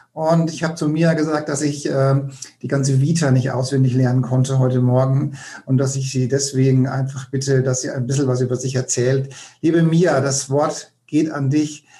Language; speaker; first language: German; native; German